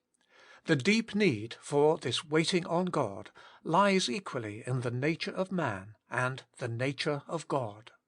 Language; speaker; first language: English; native; English